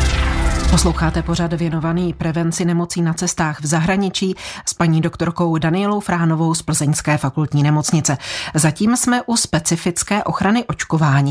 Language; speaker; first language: Czech; native; Czech